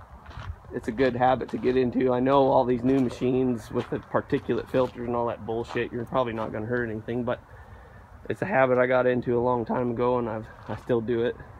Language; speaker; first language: English; native; English